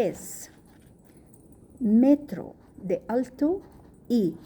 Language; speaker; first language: Spanish; non-native, learner; Arabic